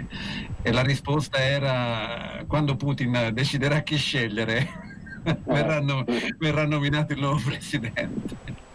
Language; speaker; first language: Italian; native; Italian